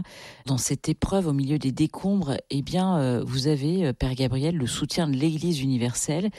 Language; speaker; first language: French; native; French